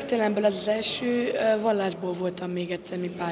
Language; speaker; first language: Hungarian; native; Hungarian